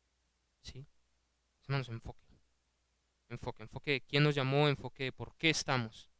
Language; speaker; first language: Spanish; native; Spanish